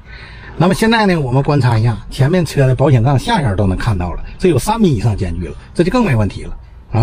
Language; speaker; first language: Chinese; native; Chinese